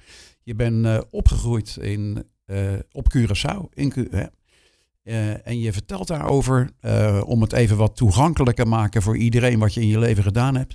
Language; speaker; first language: Dutch; native; Dutch